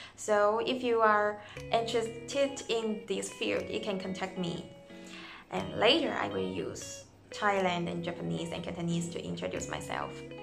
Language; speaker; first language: English; non-native, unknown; Chinese